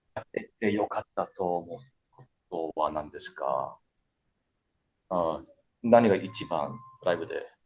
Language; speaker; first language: Japanese; non-native, fluent; English